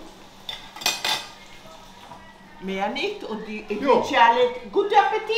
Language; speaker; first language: German; non-native, learner; Spanish